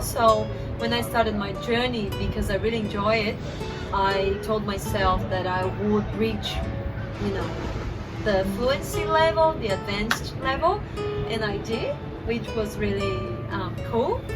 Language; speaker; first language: English; non-native, fluent; Portuguese